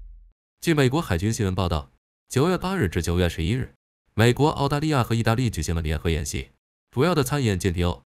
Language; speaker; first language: Chinese; native; Chinese